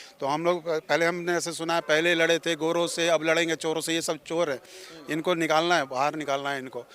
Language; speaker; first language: Hindi; non-native, local second language; Malayalam